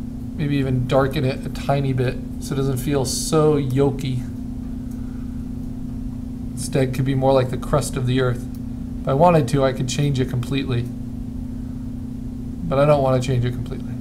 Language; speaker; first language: English; native; English